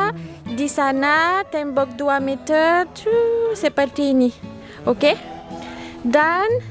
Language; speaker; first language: Indonesian; non-native, learner; French